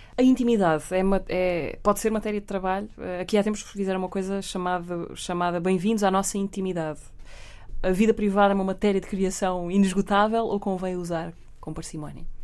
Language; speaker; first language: Portuguese; native; Portuguese